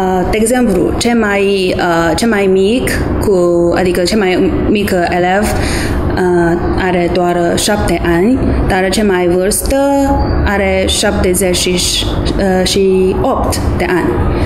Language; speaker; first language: Romanian; non-native, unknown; Chinese